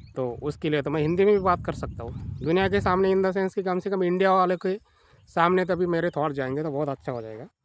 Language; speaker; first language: Hindi; non-native, local second language; Marathi